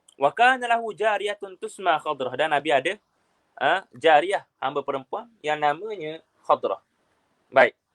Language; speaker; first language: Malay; native; Malay